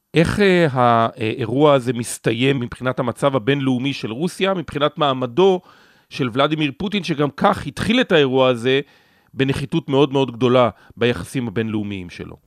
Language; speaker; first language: Hebrew; native; Hebrew